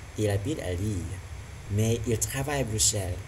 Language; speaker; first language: French; non-native, learner; Vietnamese